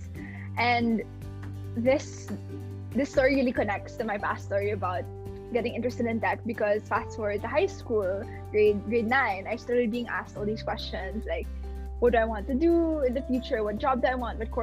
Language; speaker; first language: English; non-native, local second language; Filipino